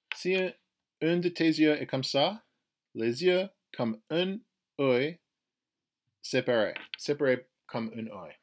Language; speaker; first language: French; non-native, fluent; English